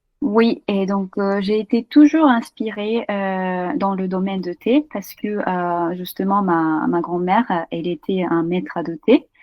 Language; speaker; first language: French; non-native, fluent; Japanese